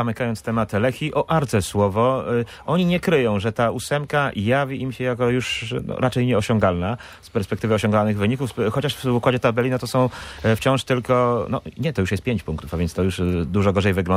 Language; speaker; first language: Polish; native; Polish